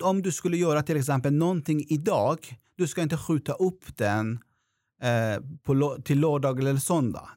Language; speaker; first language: Swedish; non-native, fluent; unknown